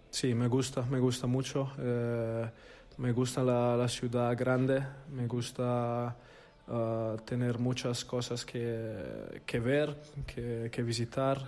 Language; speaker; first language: Spanish; non-native, learner; Italian